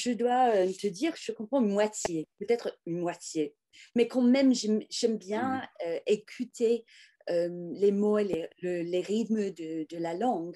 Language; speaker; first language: French; non-native, fluent; English